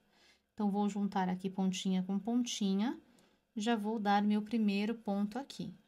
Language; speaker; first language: Portuguese; native; Portuguese